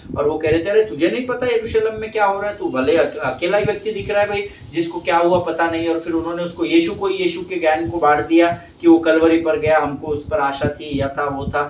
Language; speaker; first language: Hindi; non-native, local second language; Marathi